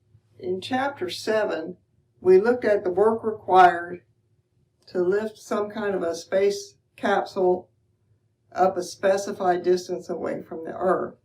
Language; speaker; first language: English; native; English